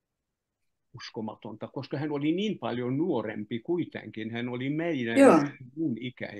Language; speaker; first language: Finnish; non-native, fluent; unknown